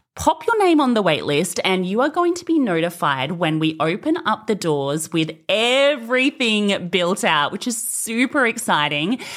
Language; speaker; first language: English; native; English